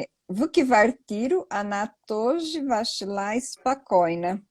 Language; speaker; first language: Russian; non-native, learner; Portuguese